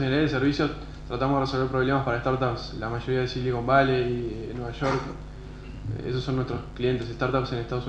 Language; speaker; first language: Spanish; native; Spanish